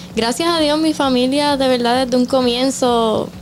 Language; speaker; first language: Spanish; native; Spanish